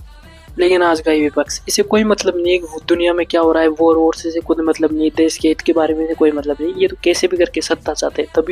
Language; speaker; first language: Hindi; native; Hindi